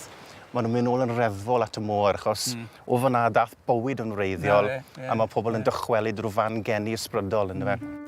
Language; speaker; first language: Welsh; native; Welsh